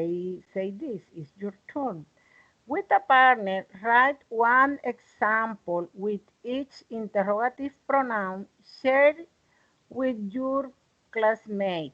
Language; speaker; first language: English; non-native, learner; Spanish